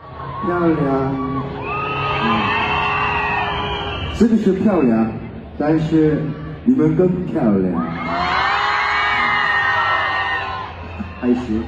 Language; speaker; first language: Chinese; non-native, learner; Korean